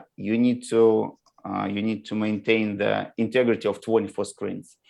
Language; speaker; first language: English; non-native, learner; Russian